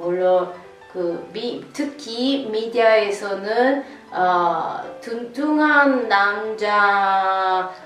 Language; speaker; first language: Korean; non-native, learner; Italian